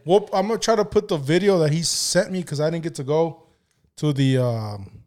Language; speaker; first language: English; early bilingual, other home language; Spanish